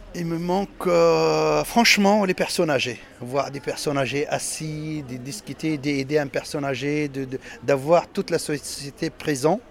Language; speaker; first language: French; non-native, local second language; Arabic